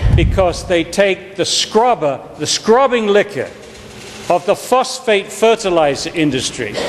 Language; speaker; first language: English; native; English